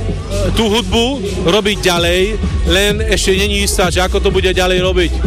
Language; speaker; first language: Slovak; non-native, local second language; Romany